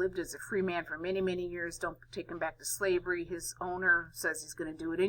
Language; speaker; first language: English; native; English